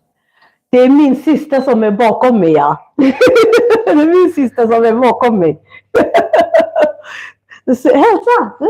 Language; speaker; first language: Swedish; non-native, fluent; Kikuyu